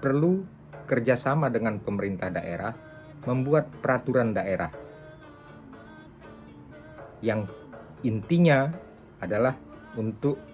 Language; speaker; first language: Indonesian; non-native, local second language; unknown